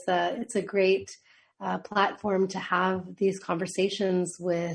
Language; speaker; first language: English; native; English